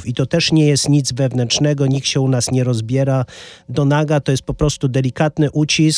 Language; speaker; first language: Polish; native; Polish